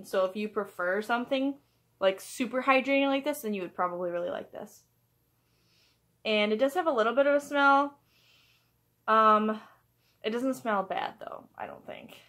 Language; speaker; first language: English; native; English